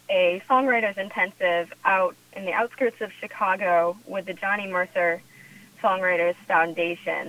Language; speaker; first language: English; native; English